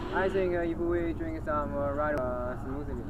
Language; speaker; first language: English; non-native, learner; Chinese